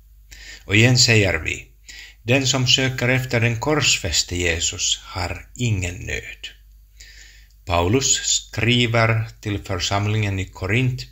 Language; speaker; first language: Swedish; non-native, local second language; Finnish